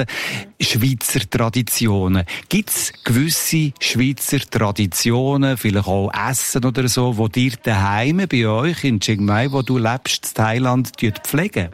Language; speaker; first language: German; native; German